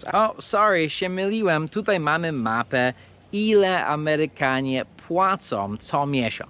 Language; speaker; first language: Polish; non-native, fluent; English